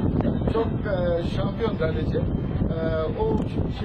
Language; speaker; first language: Turkish; non-native, learner; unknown